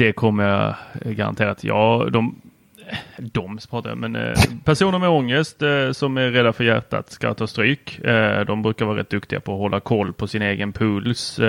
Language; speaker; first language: Swedish; native; Swedish